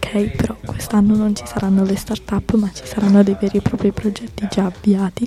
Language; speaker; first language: Italian; native; Italian